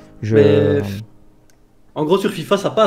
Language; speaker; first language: French; native; French